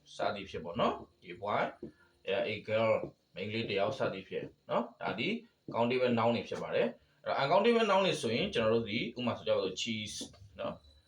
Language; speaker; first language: Burmese; native; Burmese